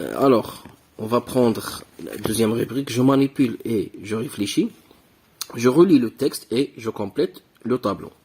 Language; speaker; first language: French; non-native, local second language; Arabic